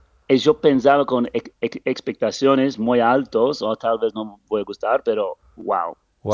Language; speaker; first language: Spanish; non-native, learner; English